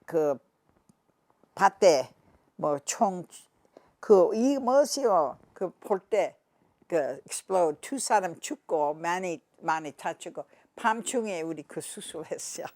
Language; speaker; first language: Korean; early bilingual, heritage; English